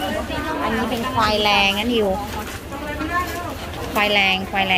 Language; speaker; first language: Vietnamese; early bilingual, heritage; Vietnamese